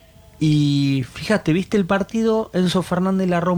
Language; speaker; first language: Spanish; native; Spanish